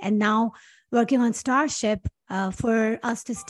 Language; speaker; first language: English; non-native, local second language; Urdu